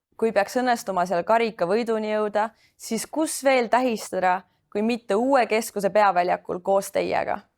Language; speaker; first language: Estonian; native; Estonian